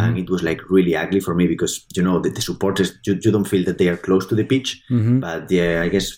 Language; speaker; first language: English; non-native, fluent; Spanish